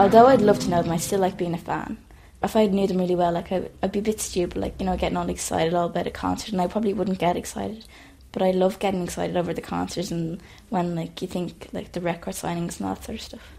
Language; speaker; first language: English; native; English